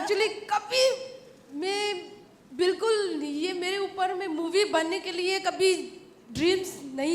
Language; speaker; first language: Hindi; non-native, local second language; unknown